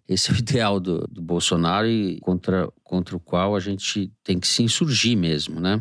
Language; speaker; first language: Portuguese; native; Portuguese